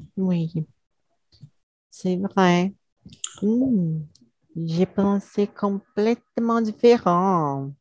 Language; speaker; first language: French; non-native, learner; Portuguese